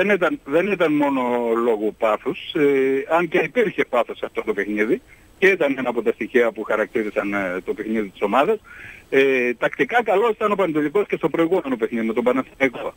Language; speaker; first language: Greek; native; Greek